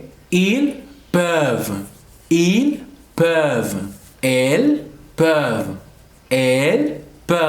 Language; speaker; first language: French; non-native, fluent; Spanish